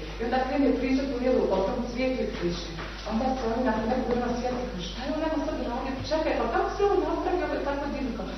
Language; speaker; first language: Serbian; native; Serbian